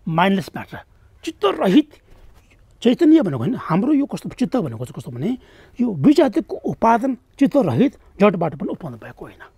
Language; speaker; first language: Nepali; non-native, local second language; Tibetan